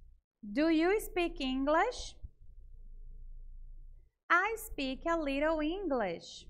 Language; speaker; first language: English; non-native, fluent; Portuguese